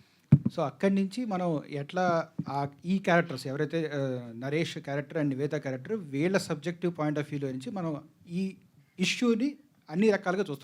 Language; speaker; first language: Telugu; native; Telugu